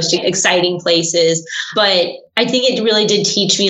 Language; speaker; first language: English; native; English